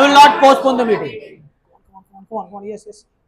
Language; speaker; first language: English; non-native, fluent; Hindi